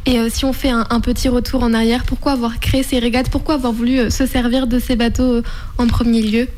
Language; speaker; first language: French; native; French